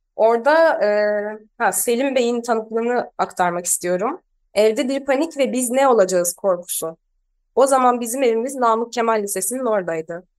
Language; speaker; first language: Turkish; native; Turkish